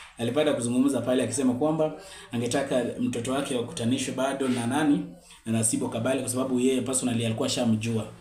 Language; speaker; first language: Swahili; native; Swahili